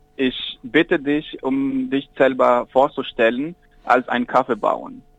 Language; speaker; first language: German; non-native, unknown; Spanish